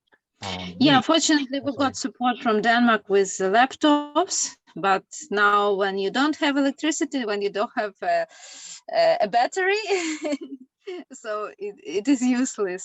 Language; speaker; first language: English; non-native, fluent; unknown